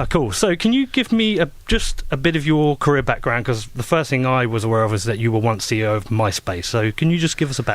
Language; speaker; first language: English; native; English